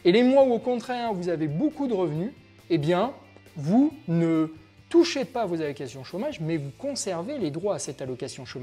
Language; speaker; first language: French; native; French